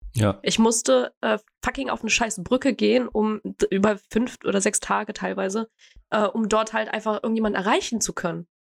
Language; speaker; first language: German; early bilingual, other home language; Croatian